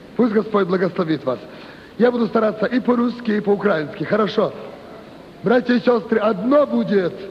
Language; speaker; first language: Russian; non-native, local second language; Ukrainian